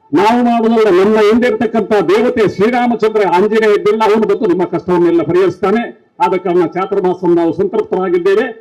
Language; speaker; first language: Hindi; non-native, local second language; Kannada